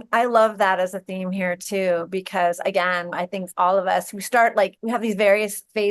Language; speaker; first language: English; native; English